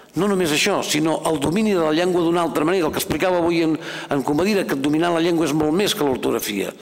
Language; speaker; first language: Catalan; native; Catalan